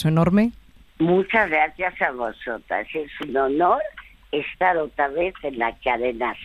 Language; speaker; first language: Spanish; non-native, fluent; French